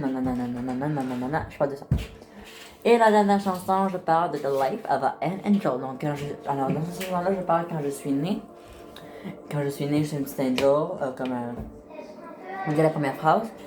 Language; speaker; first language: French; native; French